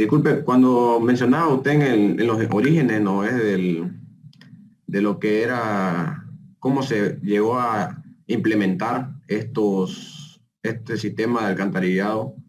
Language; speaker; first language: Spanish; native; Spanish